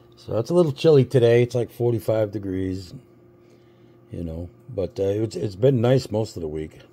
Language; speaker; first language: English; native; English